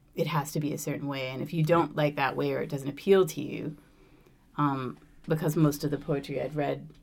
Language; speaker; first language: English; native; English